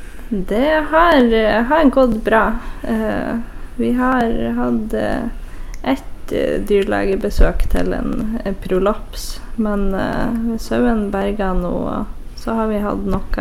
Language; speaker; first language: Norwegian; native; Norwegian